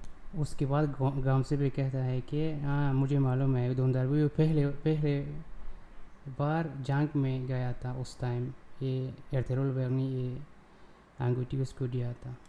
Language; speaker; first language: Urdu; non-native, local second language; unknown